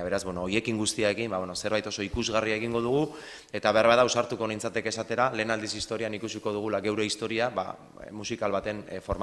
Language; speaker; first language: Basque; native; Basque